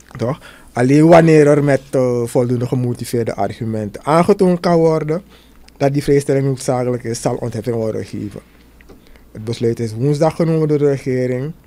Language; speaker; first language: Dutch; native; Dutch